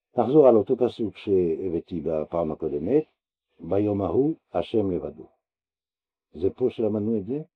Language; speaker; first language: Hebrew; non-native, fluent; French